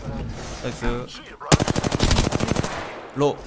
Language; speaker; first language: Japanese; non-native, learner; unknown